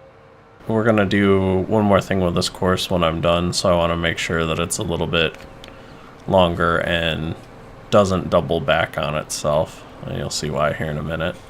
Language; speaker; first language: English; native; English